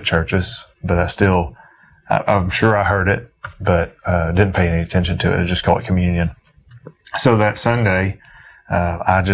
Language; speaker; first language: English; native; English